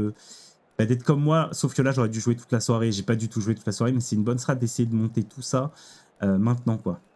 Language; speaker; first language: French; native; French